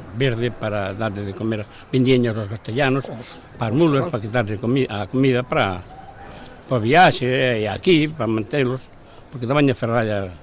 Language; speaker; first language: Galician; native; Galician